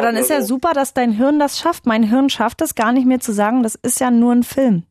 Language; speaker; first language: German; native; German